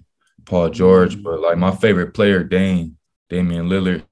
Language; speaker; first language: English; native; English